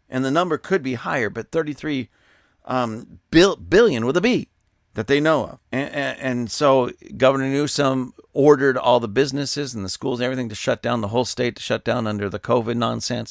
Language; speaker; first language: English; native; English